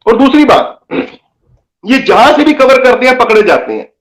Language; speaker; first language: Urdu; non-native, local second language; Punjabi